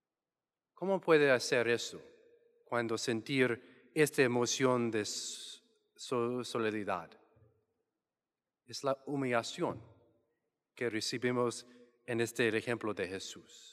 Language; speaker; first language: Spanish; non-native, fluent; English